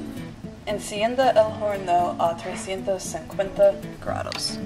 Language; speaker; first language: Spanish; non-native, learner; English